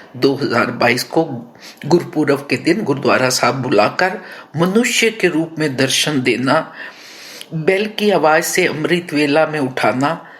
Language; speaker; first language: Hindi; non-native, local second language; Punjabi